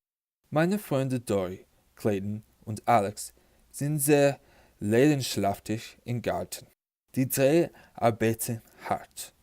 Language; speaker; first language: German; non-native, learner; English